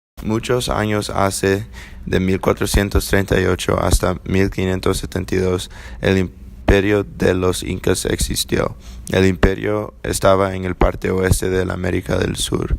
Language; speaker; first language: Spanish; non-native, learner; English